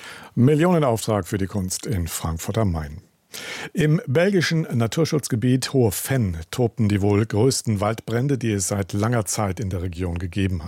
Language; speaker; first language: German; native; German